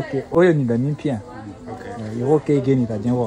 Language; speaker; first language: Chinese; non-native, learner; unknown